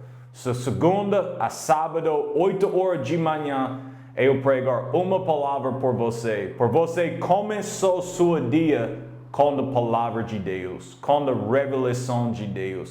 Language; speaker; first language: Portuguese; non-native, learner; English